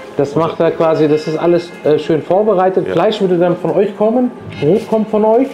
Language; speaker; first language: German; early bilingual, other home language; Turkish